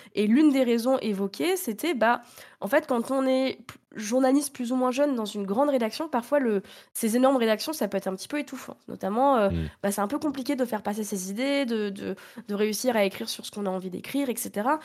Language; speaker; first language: French; native; French